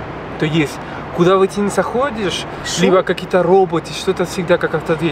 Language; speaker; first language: Russian; non-native, fluent; Spanish